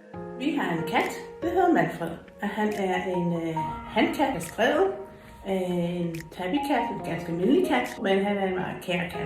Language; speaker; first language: Danish; non-native, fluent; English